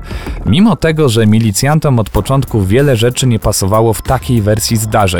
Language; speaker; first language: Polish; native; Polish